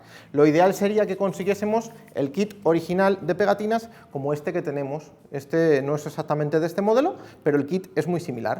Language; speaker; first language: Spanish; native; Spanish